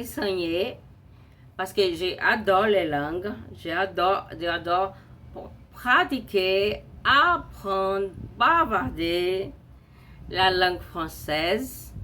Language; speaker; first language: French; non-native, learner; Portuguese